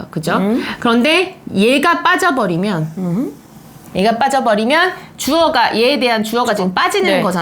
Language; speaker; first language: Korean; native; Korean